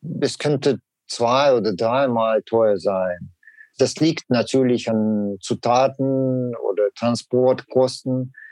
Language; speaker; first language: German; non-native, learner; Russian